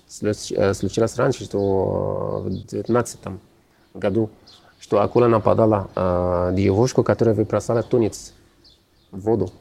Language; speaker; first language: Russian; non-native, learner; Arabic